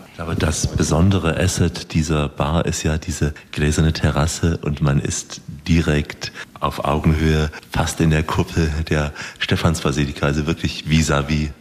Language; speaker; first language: German; native; German